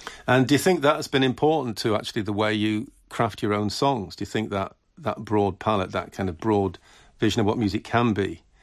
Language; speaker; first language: English; native; English